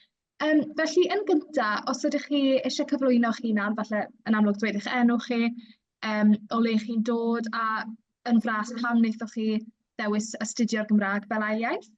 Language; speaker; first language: Welsh; native; Welsh